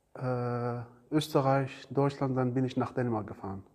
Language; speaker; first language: German; non-native, fluent; Arabic